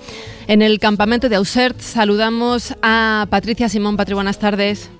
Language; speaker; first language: Spanish; native; Spanish